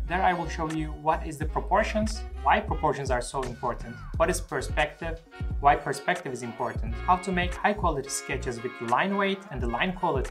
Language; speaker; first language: English; non-native, fluent; Turkish